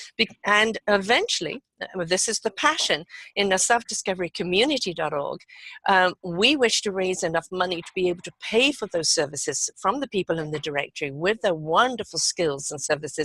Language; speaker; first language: English; native; English